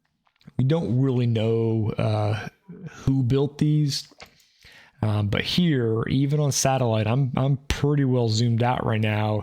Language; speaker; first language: English; native; English